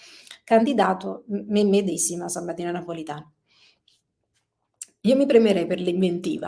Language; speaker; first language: Italian; native; Italian